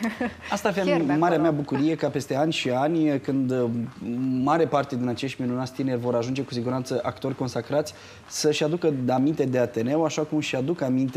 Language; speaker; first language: Romanian; native; Romanian